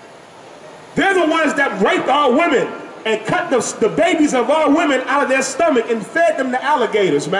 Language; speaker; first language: English; native; English